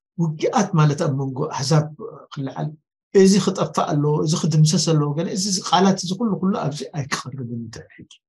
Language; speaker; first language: Tigrinya; native; Tigrinya